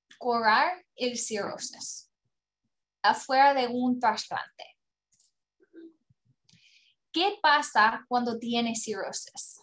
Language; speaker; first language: Spanish; non-native, learner; English